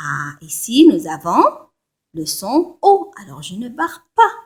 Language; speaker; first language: French; non-native, local second language; Arabic